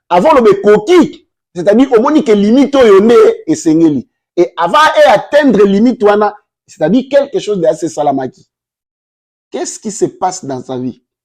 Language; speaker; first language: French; non-native, local second language; Lingala